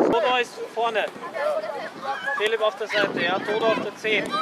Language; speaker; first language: German; native; German